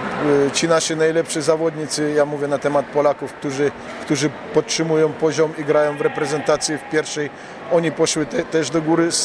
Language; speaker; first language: Polish; non-native, fluent; Russian